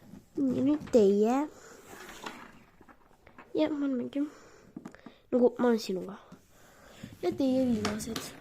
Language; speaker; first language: Estonian; non-native, local second language; Russian